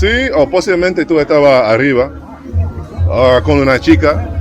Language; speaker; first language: Spanish; non-native, learner; English